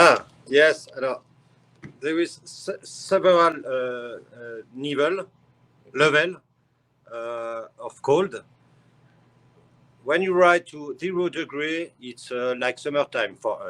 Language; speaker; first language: English; non-native, learner; French